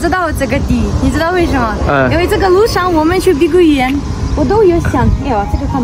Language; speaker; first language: Chinese; non-native, learner; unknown